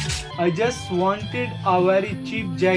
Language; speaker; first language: English; non-native, local second language; Hindi